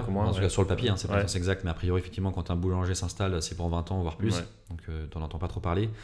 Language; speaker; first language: French; native; French